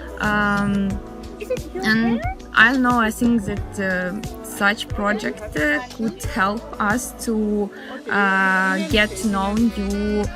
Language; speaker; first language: English; non-native, learner; Ukrainian